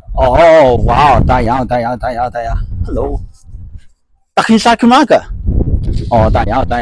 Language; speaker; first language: Welsh; non-native, learner; Cantonese